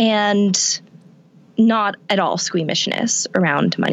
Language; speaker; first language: English; native; English